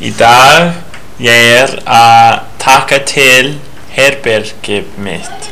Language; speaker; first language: Icelandic; non-native, learner; English